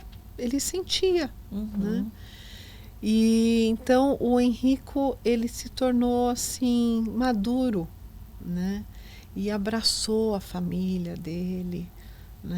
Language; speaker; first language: Portuguese; native; Portuguese